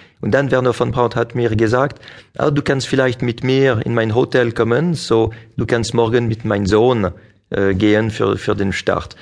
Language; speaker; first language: German; non-native, local second language; French